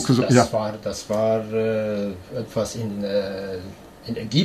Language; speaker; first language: German; non-native, learner; Persian